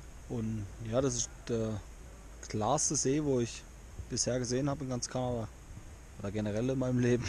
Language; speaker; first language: German; native; German